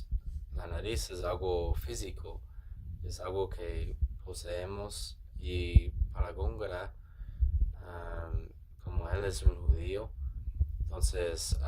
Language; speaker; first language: Spanish; non-native, learner; English